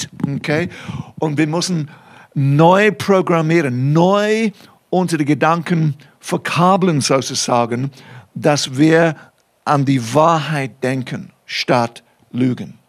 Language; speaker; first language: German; non-native, fluent; English